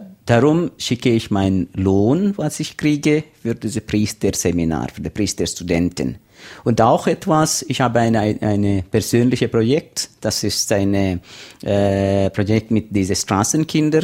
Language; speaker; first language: German; non-native, learner; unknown